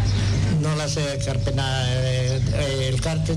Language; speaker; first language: Basque; non-native, local second language; Spanish